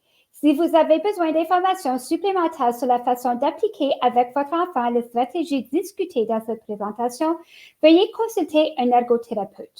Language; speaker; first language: French; native; French